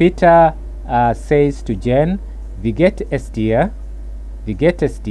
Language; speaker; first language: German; non-native, fluent; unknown